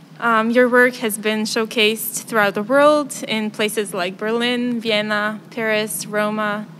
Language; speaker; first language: English; non-native, fluent; Serbian